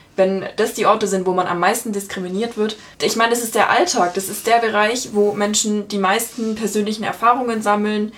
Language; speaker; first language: German; native; German